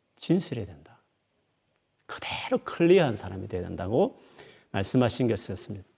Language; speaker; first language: Korean; native; Korean